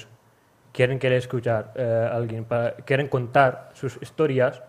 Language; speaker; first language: Spanish; non-native, learner; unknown